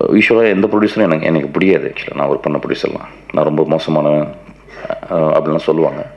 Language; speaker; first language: Tamil; non-native, local second language; Malayalam